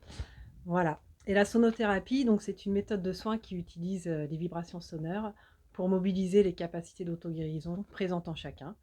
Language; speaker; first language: French; native; French